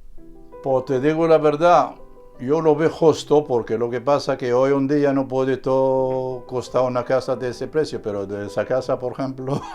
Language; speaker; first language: Spanish; native; Spanish